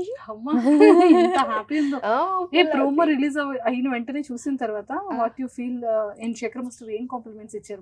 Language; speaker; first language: Telugu; native; Telugu